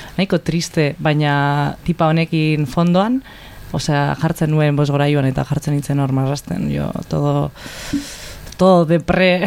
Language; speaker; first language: Basque; non-native, local second language; Spanish